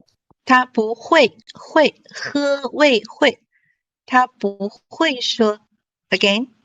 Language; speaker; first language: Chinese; non-native, fluent; English